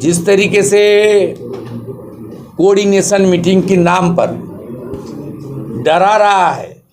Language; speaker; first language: Hindi; non-native, local second language; Bangla